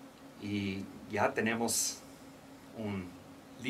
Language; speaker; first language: Spanish; non-native, learner; English